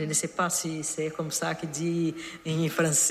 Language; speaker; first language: French; non-native, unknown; Portuguese